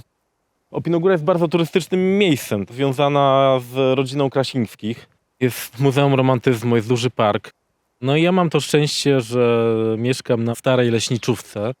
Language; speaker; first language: Polish; native; Polish